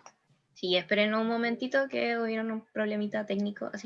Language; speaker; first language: Spanish; native; Spanish